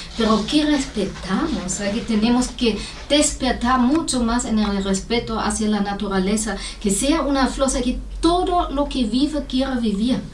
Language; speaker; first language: Spanish; non-native, fluent; German